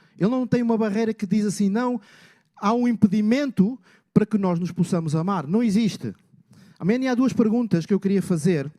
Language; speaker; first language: Portuguese; native; Portuguese